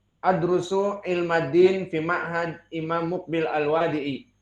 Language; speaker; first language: Arabic; non-native, fluent; Indonesian